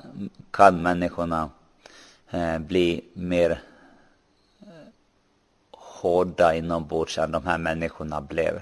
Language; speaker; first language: Swedish; non-native, local second language; Finnish